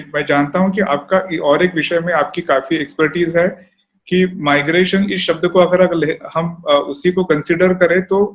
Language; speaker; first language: Hindi; non-native, local second language; Marathi